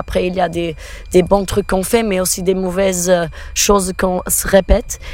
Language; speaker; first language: French; non-native, fluent; Portuguese